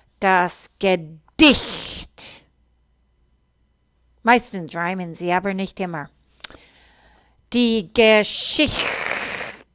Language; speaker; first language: German; non-native, fluent; English